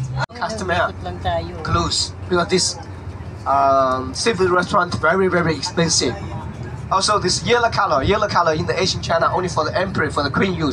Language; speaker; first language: English; non-native, learner; Chinese